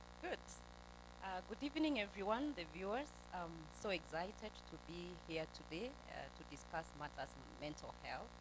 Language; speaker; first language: English; non-native, local second language; Swahili